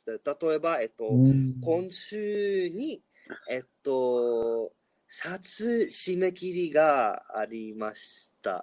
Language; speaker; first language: Japanese; non-native, learner; Spanish